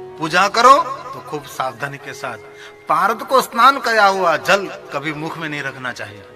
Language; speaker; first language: Hindi; non-native, local second language; Gujarati